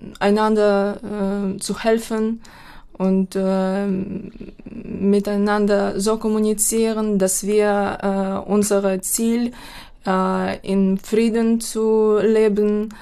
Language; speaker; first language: German; non-native, learner; Ukrainian